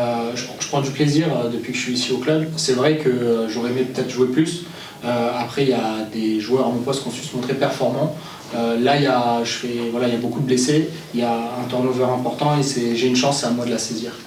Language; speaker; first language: French; native; French